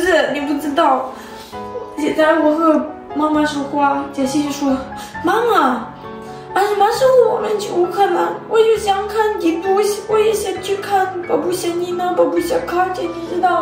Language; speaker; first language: Chinese; non-native, learner; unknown